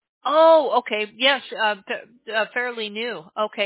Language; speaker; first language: English; native; English